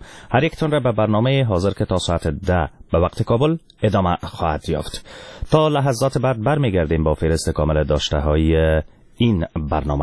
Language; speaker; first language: Persian; native; Persian